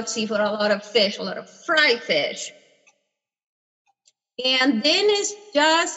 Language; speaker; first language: English; non-native, fluent; Spanish